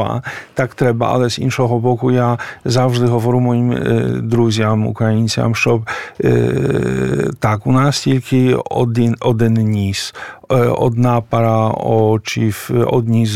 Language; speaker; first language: Ukrainian; non-native, fluent; Polish